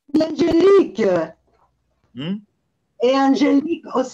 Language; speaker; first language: French; non-native, fluent; Spanish